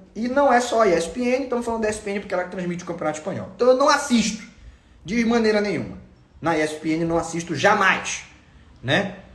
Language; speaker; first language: Portuguese; native; Portuguese